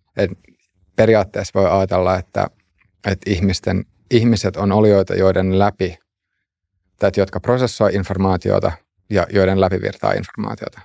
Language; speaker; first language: Finnish; native; Finnish